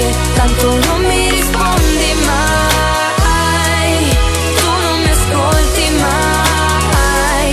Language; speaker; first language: Italian; native; Italian